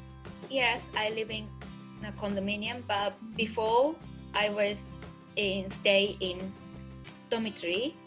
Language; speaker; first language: English; non-native, learner; Japanese